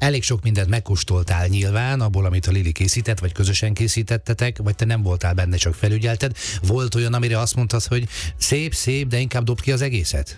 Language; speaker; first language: Hungarian; native; Hungarian